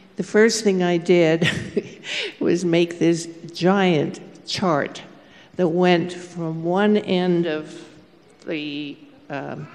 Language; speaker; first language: English; native; English